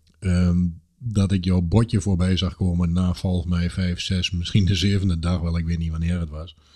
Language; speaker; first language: Dutch; native; Dutch